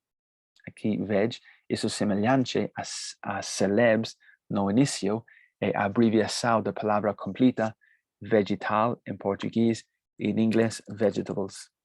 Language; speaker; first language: Portuguese; non-native, fluent; Spanish